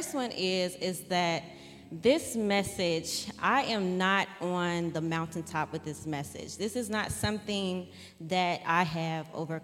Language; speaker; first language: English; native; English